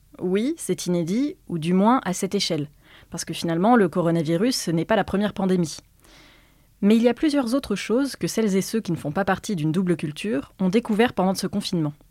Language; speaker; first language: French; native; French